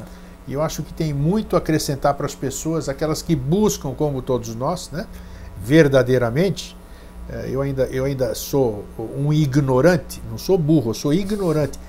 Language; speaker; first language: Portuguese; native; Portuguese